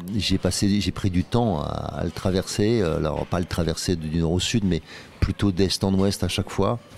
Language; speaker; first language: French; native; French